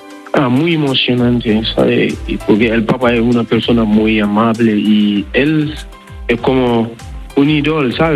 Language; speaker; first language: Spanish; non-native, learner; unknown